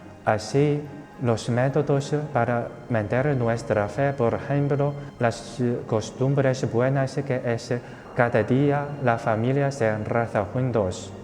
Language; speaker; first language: Spanish; non-native, fluent; Chinese